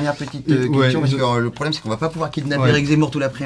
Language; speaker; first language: French; native; French